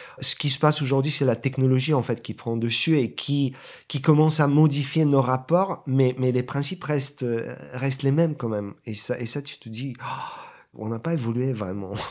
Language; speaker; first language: French; non-native, fluent; Bulgarian